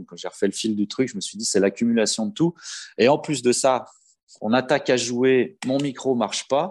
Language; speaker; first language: French; native; French